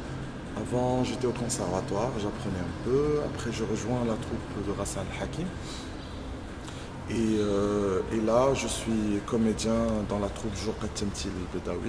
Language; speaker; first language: French; non-native, local second language; Arabic